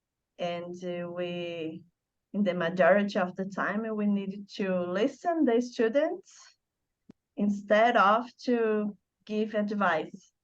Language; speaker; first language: English; non-native, learner; Portuguese